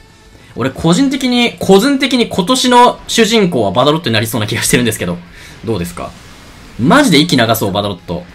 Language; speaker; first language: Japanese; native; Japanese